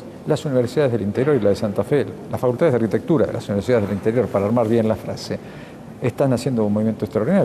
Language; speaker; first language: Spanish; native; Spanish